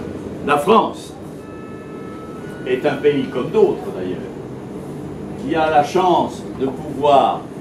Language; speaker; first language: French; native; French